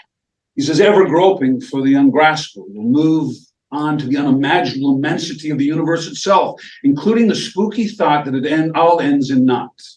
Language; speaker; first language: English; native; English